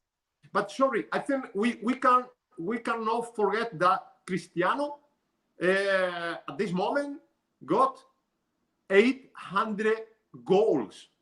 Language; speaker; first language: English; non-native, learner; Spanish